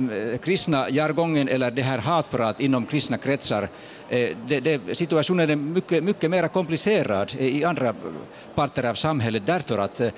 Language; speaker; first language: Swedish; non-native, fluent; Finnish